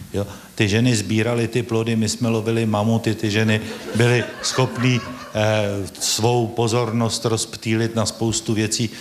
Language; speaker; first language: Czech; native; Czech